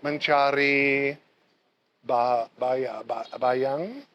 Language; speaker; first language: Indonesian; non-native, learner; English